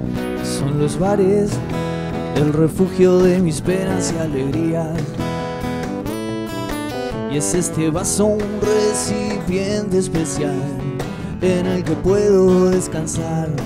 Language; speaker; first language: Spanish; native; Spanish